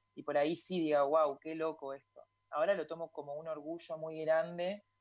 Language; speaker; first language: Spanish; native; Spanish